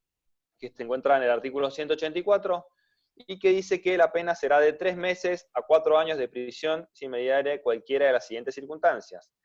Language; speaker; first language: Spanish; native; Spanish